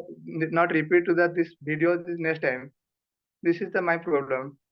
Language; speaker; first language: English; non-native, learner; Odia